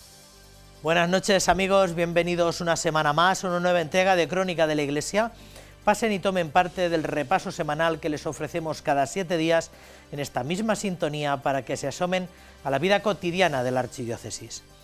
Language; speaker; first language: Spanish; native; Spanish